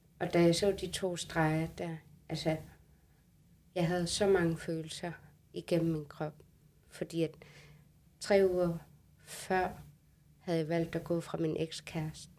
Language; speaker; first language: Danish; non-native, local second language; Kalaallisut